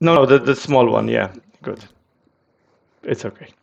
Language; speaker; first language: English; non-native, fluent; Polish